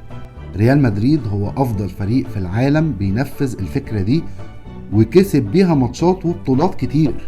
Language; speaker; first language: Arabic; native; Arabic